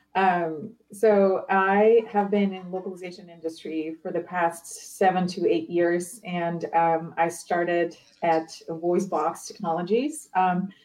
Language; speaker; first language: English; non-native, fluent; Ukrainian